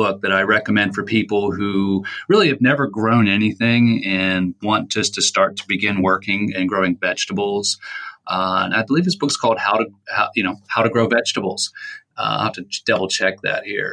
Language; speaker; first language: English; native; English